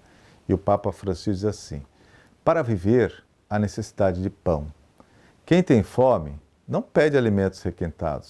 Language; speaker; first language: Portuguese; native; Portuguese